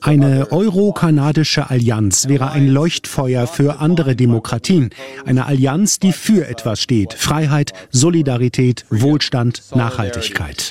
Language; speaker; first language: German; native; German